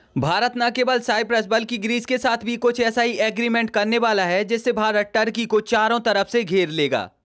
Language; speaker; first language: Hindi; native; Hindi